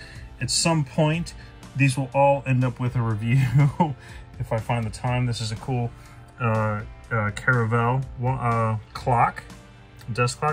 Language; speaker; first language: English; native; English